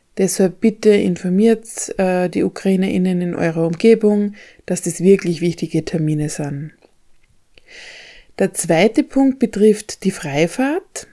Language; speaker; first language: German; native; German